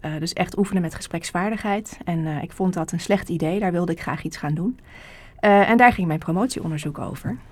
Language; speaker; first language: Dutch; native; Dutch